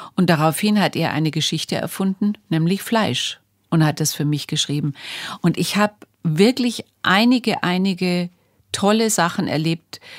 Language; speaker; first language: German; native; German